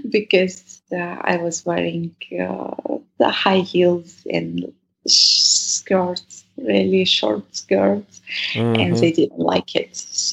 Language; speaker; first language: English; non-native, fluent; Russian